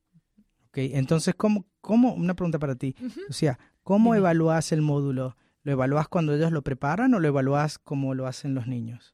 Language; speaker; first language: Spanish; native; Spanish